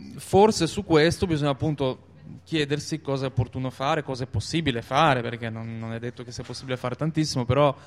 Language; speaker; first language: Italian; native; Italian